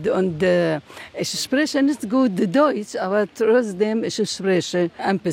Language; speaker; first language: German; non-native, learner; Arabic